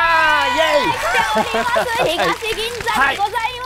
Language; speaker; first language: Japanese; native; Japanese